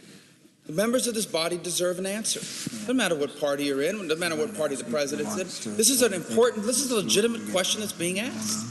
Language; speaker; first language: English; native; English